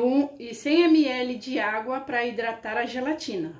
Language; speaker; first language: Portuguese; native; Portuguese